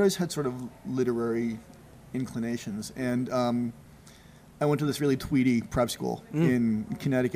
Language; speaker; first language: English; native; English